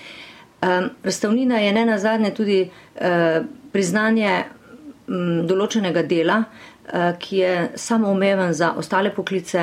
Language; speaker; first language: Slovenian; native; Slovenian